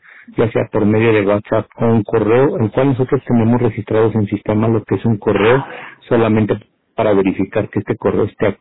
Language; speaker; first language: Spanish; native; Spanish